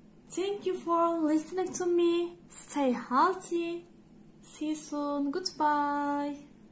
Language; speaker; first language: English; non-native, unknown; Turkish